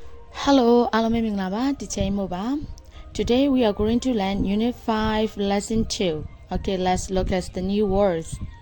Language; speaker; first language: English; non-native, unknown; Burmese